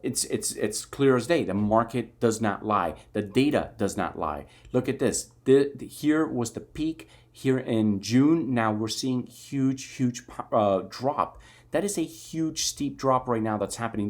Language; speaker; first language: English; native; English